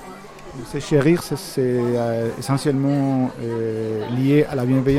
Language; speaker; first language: French; native; French